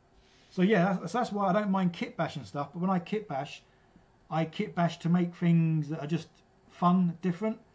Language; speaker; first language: English; native; English